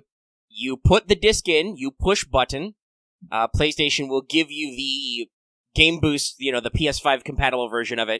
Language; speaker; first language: English; native; English